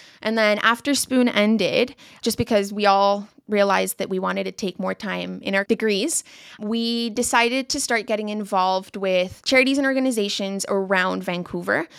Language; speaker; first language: English; non-native, local second language; Spanish